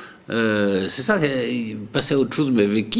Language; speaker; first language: French; native; French